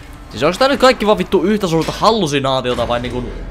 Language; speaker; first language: Finnish; native; Finnish